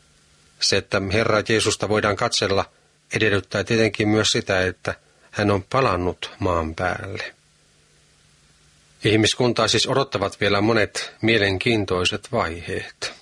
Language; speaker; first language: Finnish; native; Finnish